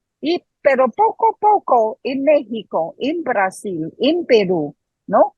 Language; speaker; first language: Spanish; non-native, fluent; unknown